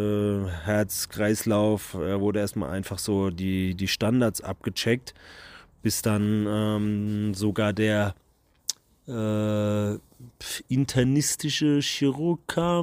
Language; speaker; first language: German; native; German